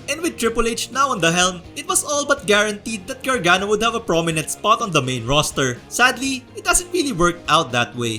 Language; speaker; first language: English; native; English